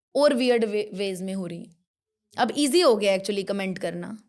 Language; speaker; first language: Hindi; non-native, local second language; Punjabi